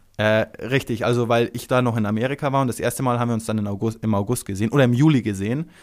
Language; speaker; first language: German; early bilingual, other home language; Croatian